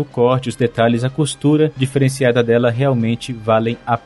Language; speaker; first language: Portuguese; native; Portuguese